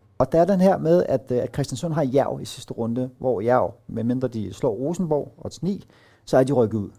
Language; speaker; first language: Danish; native; Danish